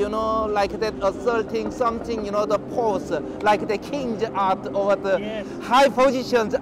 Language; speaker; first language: English; non-native, learner; Korean